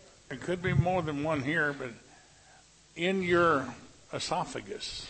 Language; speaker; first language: English; native; English